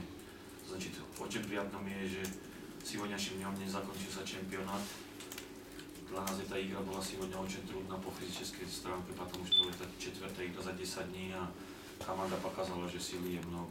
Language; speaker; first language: Russian; non-native, learner; Slovak